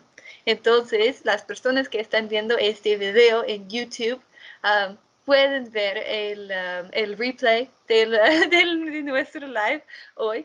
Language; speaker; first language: Spanish; non-native, fluent; English